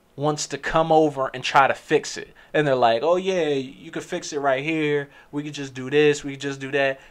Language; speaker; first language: English; native; English